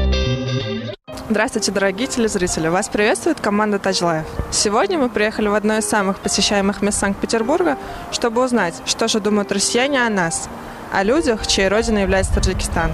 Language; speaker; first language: Russian; native; Russian